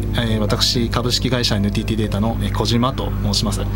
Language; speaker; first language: Japanese; native; Japanese